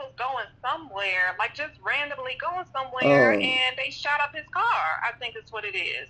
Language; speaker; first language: English; native; English